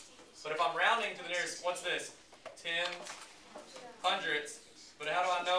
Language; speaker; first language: English; native; English